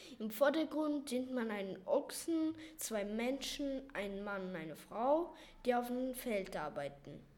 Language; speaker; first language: German; non-native, learner; Ukrainian